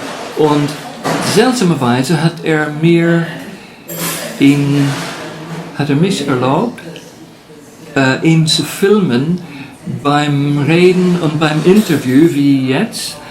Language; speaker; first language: German; non-native, fluent; English